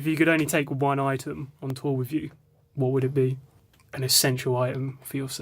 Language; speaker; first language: English; native; English